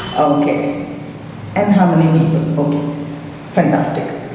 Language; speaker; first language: English; non-native, local second language; Tamil